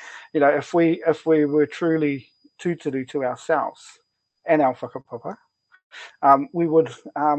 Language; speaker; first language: English; native; English